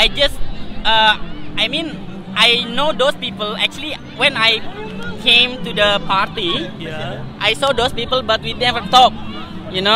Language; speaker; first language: English; non-native, learner; Indonesian